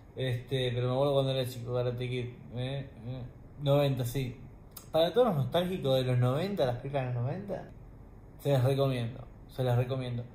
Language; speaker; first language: Spanish; native; Spanish